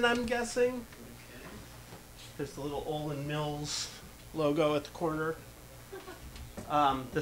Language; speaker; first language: English; native; English